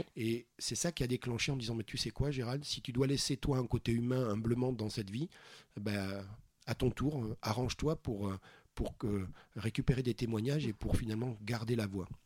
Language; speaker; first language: French; native; French